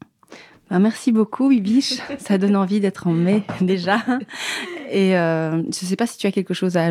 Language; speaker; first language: French; native; French